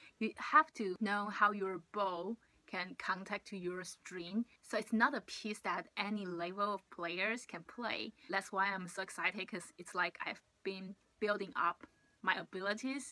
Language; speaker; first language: English; non-native, fluent; Chinese